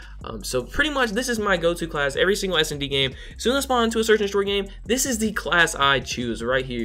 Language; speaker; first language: English; native; English